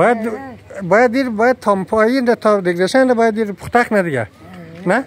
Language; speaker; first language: Persian; native; Persian